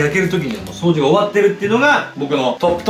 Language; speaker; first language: Japanese; native; Japanese